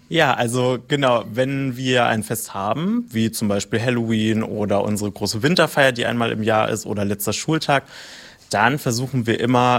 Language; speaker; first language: German; native; German